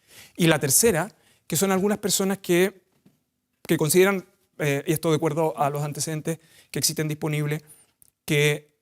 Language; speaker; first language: Spanish; native; Spanish